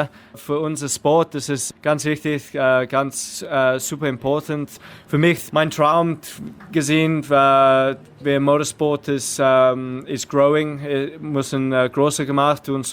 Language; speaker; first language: German; non-native, learner; English